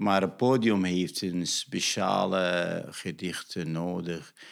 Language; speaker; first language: Dutch; non-native, fluent; Arabic